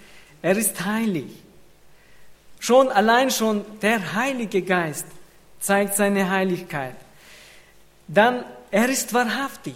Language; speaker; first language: German; non-native, fluent; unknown